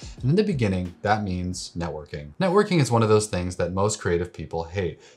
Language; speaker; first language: English; native; English